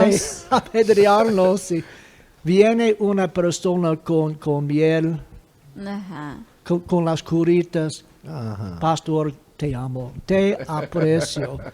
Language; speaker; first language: Spanish; non-native, fluent; English